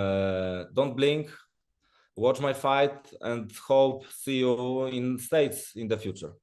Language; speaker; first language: English; non-native, learner; Polish